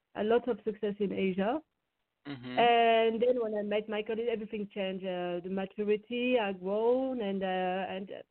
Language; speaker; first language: English; non-native, fluent; French